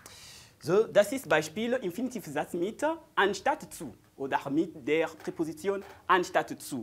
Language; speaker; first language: German; non-native, learner; French